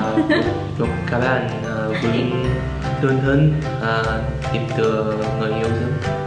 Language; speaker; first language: Vietnamese; non-native, learner; Chinese